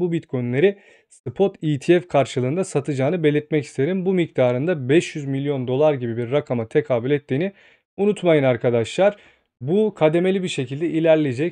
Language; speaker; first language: Turkish; native; Turkish